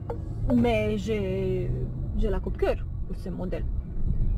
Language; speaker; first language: French; non-native, fluent; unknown